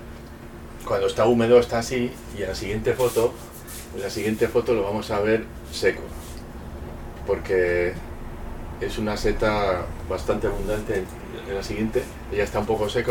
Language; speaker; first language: Spanish; native; Spanish